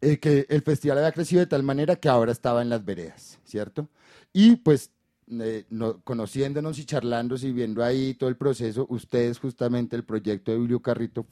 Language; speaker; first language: Spanish; native; Spanish